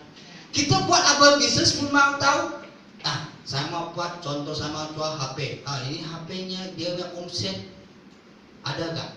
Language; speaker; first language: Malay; non-native, local second language; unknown